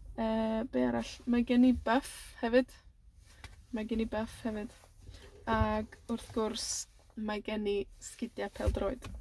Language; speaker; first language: Welsh; native; Welsh